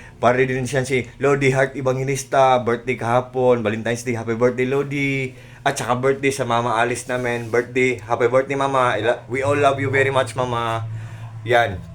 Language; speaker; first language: Filipino; non-native, local second language; Cebuano